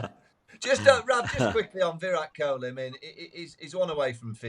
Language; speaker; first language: English; native; English